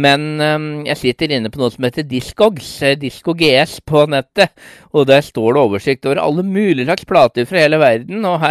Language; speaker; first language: Norwegian; native; Norwegian